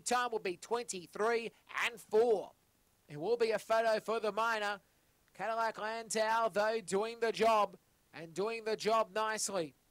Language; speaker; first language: English; native; English